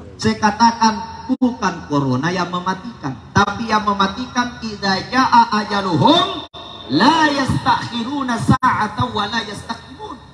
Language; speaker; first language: Indonesian; non-native, local second language; Buginese